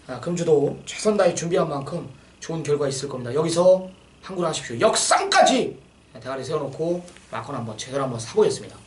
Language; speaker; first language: Korean; native; Korean